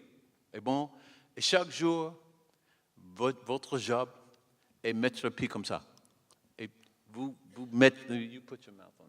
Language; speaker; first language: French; non-native, learner; English